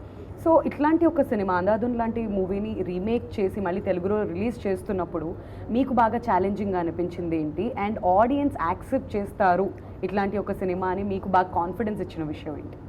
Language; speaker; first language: Telugu; native; Telugu